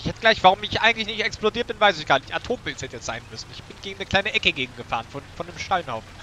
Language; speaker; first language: German; native; German